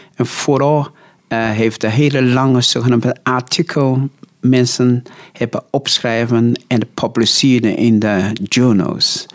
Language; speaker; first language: Dutch; non-native, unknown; Chinese